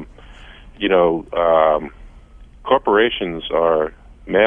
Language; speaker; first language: English; native; English